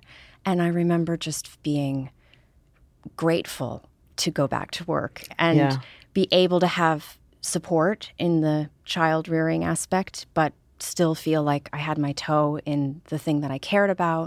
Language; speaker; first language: English; native; English